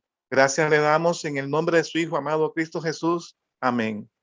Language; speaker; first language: Spanish; native; Spanish